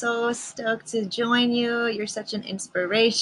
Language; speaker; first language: English; native; English